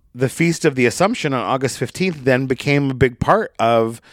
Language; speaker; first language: English; native; English